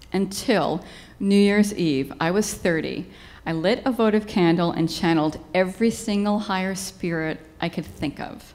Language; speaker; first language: English; native; English